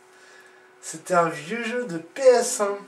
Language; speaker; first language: French; native; French